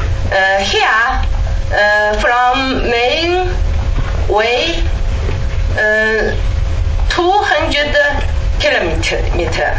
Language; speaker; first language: English; non-native, learner; Chinese